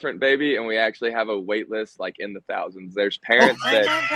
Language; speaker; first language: English; native; English